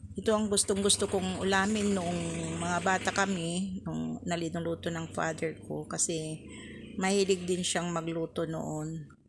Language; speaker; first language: Filipino; non-native, local second language; Iloko